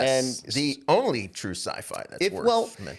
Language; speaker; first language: English; native; English